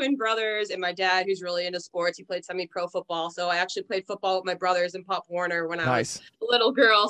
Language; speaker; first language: English; native; English